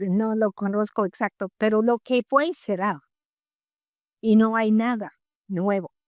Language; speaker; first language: Spanish; non-native, fluent; English